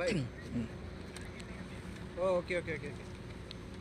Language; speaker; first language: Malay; non-native, learner; Bangla